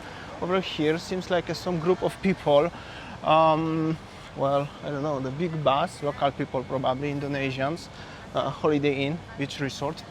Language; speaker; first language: English; non-native, fluent; Polish